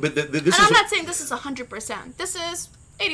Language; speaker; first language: English; non-native, fluent; Albanian